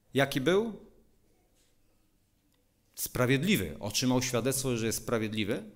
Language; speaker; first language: Polish; native; Polish